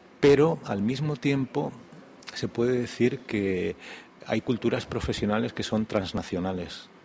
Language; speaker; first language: Spanish; native; Spanish